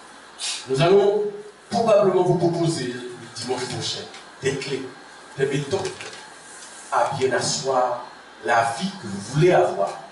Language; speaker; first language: French; non-native, local second language; Haitian Creole